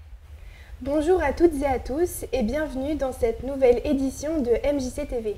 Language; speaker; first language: French; native; French